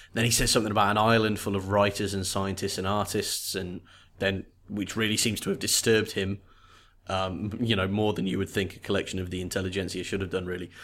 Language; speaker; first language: English; native; English